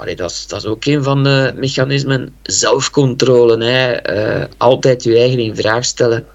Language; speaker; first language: Dutch; native; Dutch